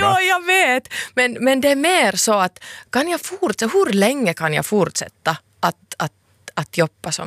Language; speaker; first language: Swedish; non-native, local second language; Finnish